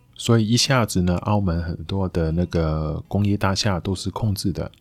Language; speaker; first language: Chinese; non-native, local second language; Cantonese